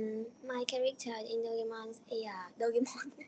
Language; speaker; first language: English; non-native, learner; Vietnamese